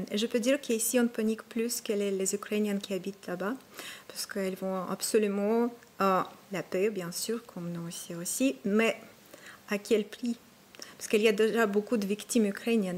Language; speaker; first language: French; non-native, fluent; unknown